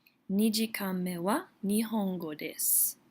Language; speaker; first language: Japanese; non-native, fluent; English